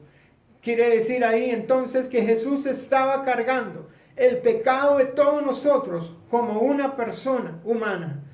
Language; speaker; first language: Spanish; native; Spanish